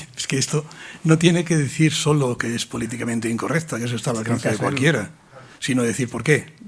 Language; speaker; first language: Spanish; native; Spanish